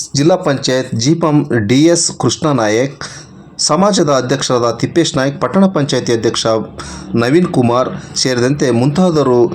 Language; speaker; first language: Kannada; native; Kannada